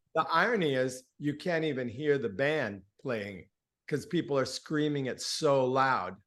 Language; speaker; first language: English; early bilingual, other home language; Spanish